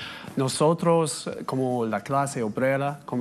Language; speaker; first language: Spanish; non-native, fluent; English